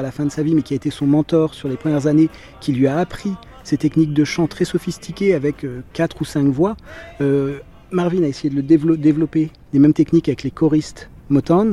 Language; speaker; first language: French; native; French